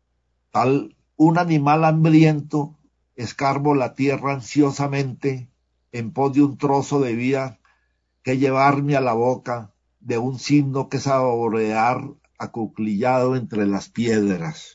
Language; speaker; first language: Spanish; native; Spanish